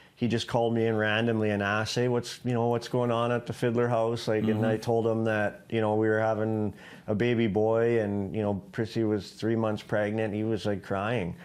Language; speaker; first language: English; native; English